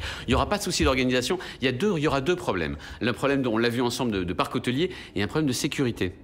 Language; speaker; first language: French; native; French